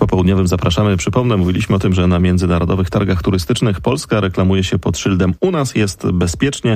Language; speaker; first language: Polish; native; Polish